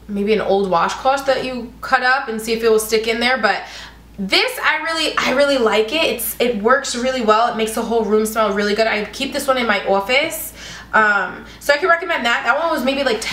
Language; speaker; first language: English; native; English